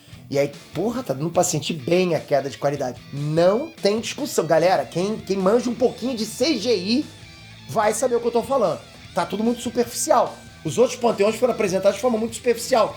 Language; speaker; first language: Portuguese; native; Portuguese